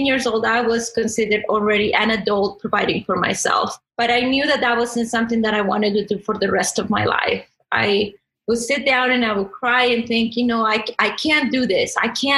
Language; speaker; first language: English; non-native, fluent; Spanish